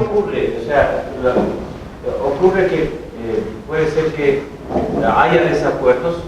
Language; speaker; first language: Spanish; native; Spanish